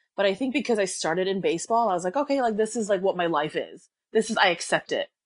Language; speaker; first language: English; early bilingual, other home language; Korean